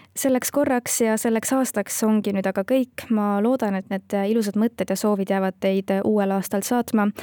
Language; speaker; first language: Estonian; native; Estonian